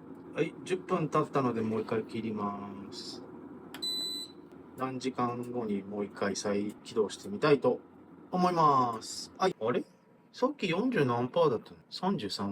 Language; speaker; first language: Japanese; native; Japanese